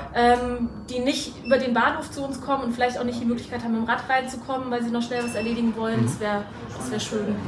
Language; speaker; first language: German; native; German